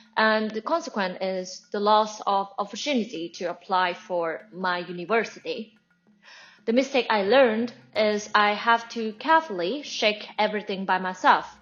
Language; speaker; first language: English; non-native, learner; Thai